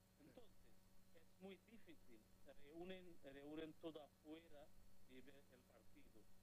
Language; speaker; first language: Spanish; non-native, learner; Bangla